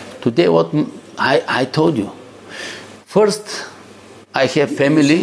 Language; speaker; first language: English; non-native, learner; Bulgarian